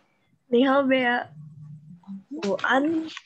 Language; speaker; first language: Chinese; non-native, learner; Indonesian